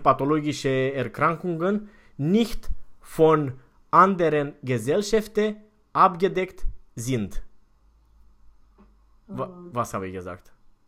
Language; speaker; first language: German; non-native, fluent; Romanian